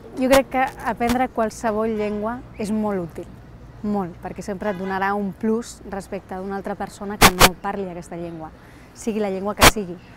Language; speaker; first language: Catalan; non-native, local second language; Spanish